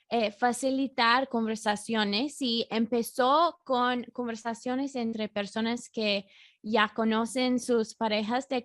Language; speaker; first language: Spanish; non-native, fluent; English